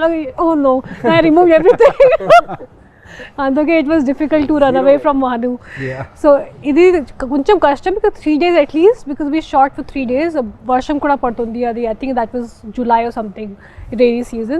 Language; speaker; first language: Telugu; non-native, fluent; Hindi